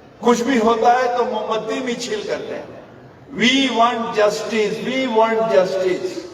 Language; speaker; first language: Urdu; native; Urdu